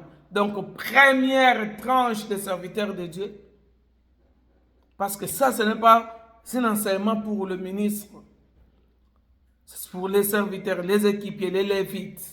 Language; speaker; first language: French; non-native, local second language; Lingala